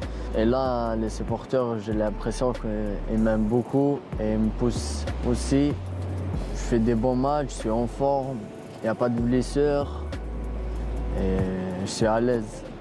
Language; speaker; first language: French; non-native, local second language; Kabyle